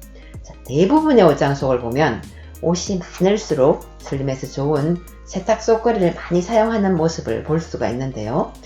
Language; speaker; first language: Korean; native; Korean